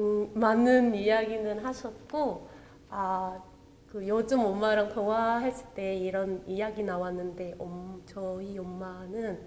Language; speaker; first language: Korean; non-native, local second language; Vietnamese